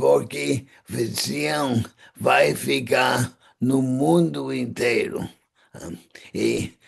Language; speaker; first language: Portuguese; non-native, fluent; English